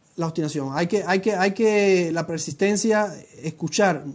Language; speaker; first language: Spanish; native; Spanish